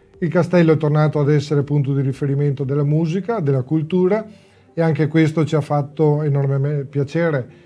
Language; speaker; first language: Italian; native; Italian